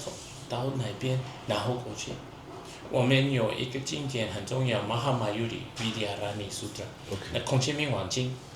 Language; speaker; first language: Chinese; non-native, fluent; English